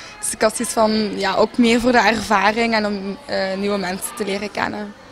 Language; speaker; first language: Dutch; native; Dutch